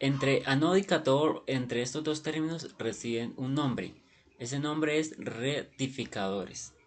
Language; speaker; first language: Spanish; native; Spanish